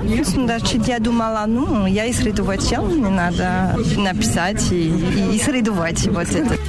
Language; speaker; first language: Russian; non-native, fluent; French